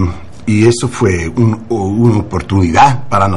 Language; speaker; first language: Spanish; non-native, learner; English